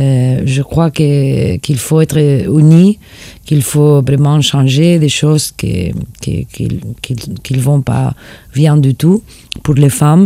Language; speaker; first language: French; non-native, fluent; Spanish